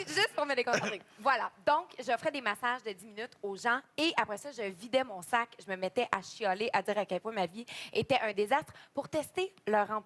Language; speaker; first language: French; native; French